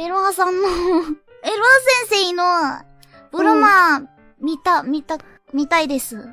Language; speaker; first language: Japanese; non-native, learner; Korean